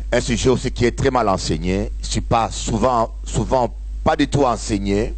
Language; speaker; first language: French; non-native, local second language; Lingala